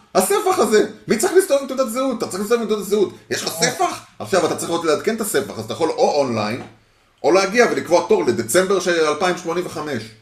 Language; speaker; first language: Hebrew; early bilingual, heritage; Hebrew